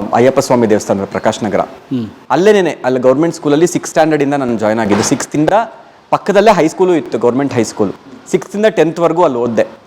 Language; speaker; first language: Kannada; non-native, local second language; Telugu